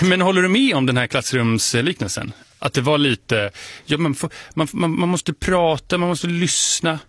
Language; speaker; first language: Swedish; native; Swedish